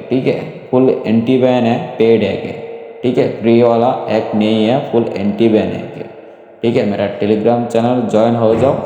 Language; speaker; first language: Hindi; non-native, learner; Bangla